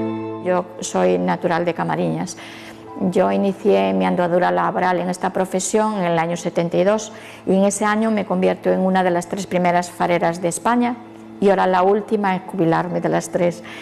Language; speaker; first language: Spanish; native; Spanish